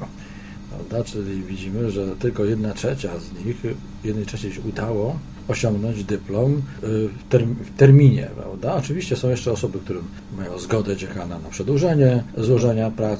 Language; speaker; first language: Polish; native; Polish